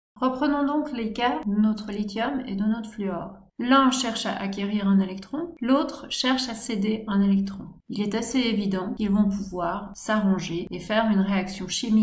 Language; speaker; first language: French; native; French